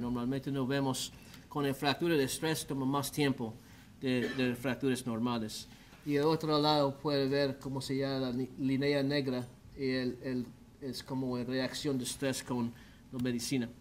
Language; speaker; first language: Spanish; non-native, learner; English